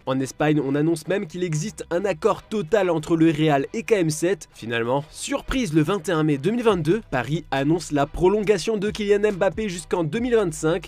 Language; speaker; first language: French; native; French